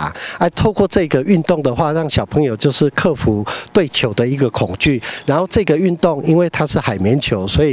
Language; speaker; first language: Chinese; native; Chinese